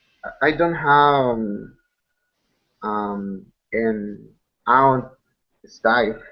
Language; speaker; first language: English; non-native, learner; Spanish